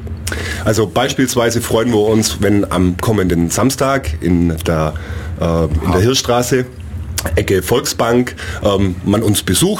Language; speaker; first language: German; native; German